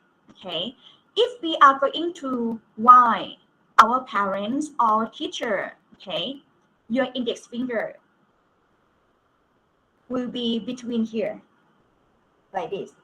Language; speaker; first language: English; non-native, fluent; Thai